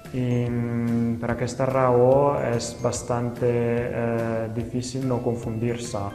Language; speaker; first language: Spanish; non-native, fluent; Italian